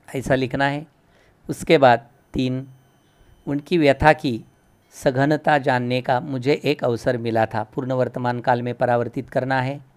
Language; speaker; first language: Hindi; non-native, local second language; Marathi